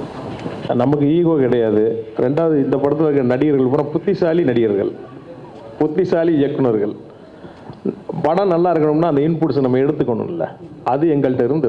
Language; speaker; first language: Tamil; native; Tamil